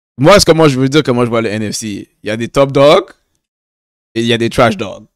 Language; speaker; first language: French; native; French